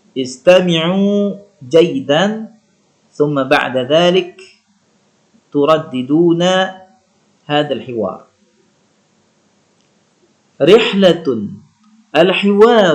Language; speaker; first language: Arabic; non-native, learner; Indonesian